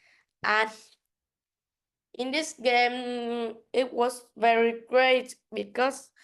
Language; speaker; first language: English; non-native, learner; Vietnamese